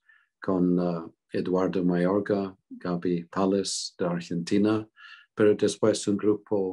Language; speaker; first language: Spanish; non-native, fluent; English